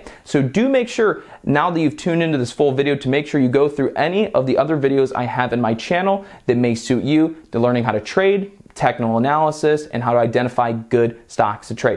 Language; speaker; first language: English; native; English